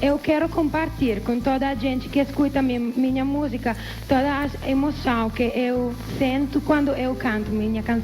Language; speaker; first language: Portuguese; non-native, learner; Italian